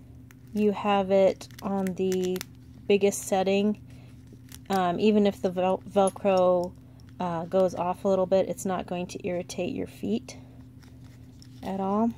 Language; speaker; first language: English; native; English